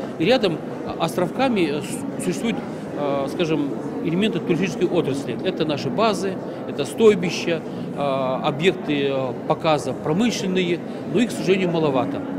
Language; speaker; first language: Russian; native; Russian